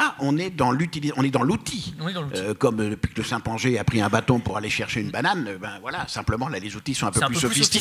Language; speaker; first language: French; native; French